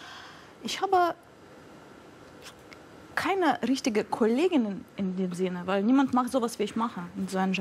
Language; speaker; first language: German; non-native, fluent; Russian